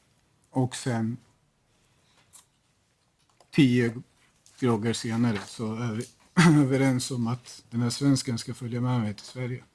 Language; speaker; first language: Swedish; native; Swedish